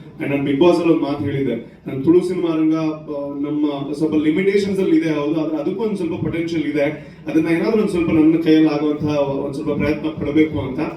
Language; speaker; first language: Kannada; non-native, local second language; Tulu